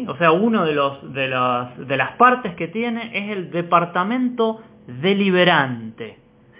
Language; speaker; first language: Spanish; native; Spanish